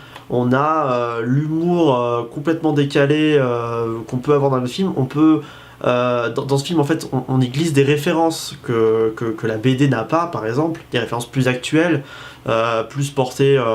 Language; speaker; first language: French; native; French